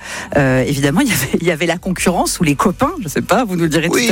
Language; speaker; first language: French; native; French